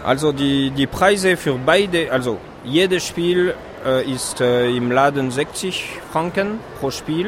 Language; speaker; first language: German; non-native, fluent; French